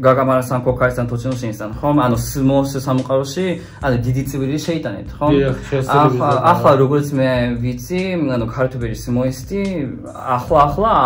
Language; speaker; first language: Georgian; non-native, fluent; Japanese